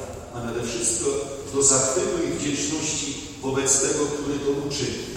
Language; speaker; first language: Polish; native; Polish